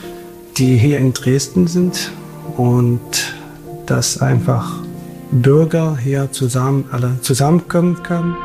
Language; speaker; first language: German; non-native, fluent; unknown